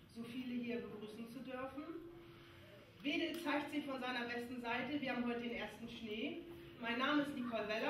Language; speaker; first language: German; native; German